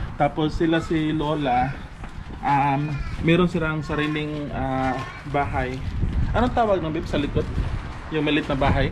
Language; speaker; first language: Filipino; non-native, local second language; Cebuano